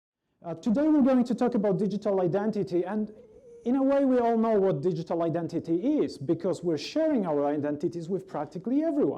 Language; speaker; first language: English; non-native, fluent; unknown